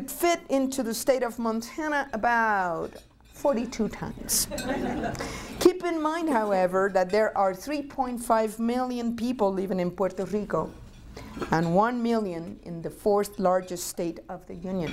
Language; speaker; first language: English; non-native, fluent; Spanish